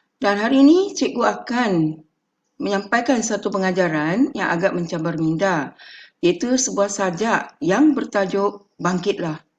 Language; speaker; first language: Malay; non-native, local second language; Chinese